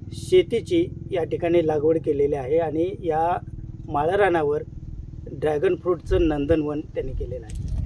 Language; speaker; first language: Marathi; native; Marathi